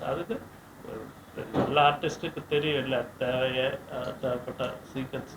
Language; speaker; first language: Tamil; non-native, learner; Malayalam